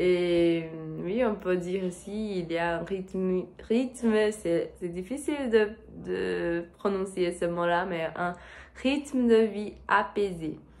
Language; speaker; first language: French; non-native, learner; Portuguese